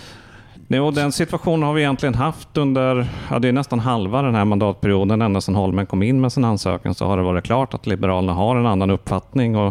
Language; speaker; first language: Swedish; native; Swedish